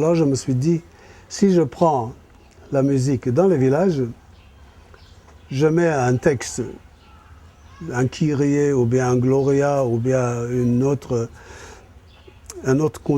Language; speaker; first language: French; non-native, fluent; German